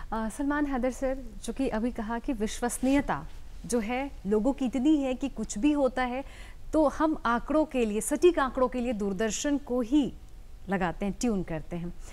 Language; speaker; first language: Hindi; native; Hindi